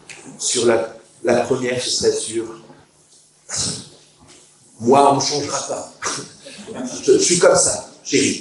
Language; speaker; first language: French; native; French